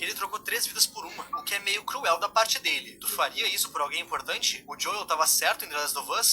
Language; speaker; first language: Portuguese; native; Portuguese